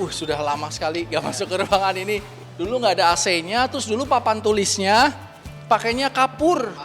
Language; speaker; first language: Indonesian; native; Indonesian